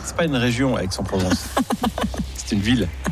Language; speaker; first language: French; native; French